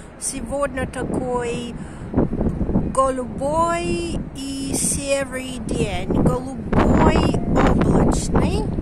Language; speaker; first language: Russian; non-native, learner; English